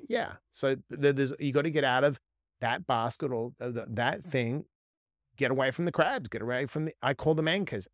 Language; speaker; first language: English; native; English